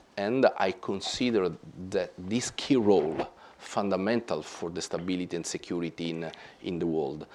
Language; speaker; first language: English; non-native, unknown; Italian